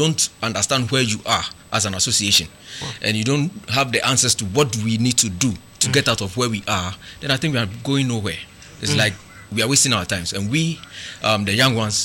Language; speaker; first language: English; non-native, local second language; Akan